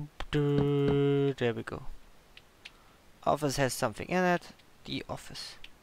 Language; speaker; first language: English; non-native, learner; German